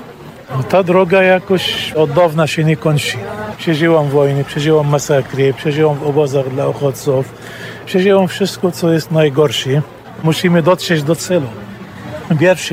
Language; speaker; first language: Polish; non-native, fluent; Arabic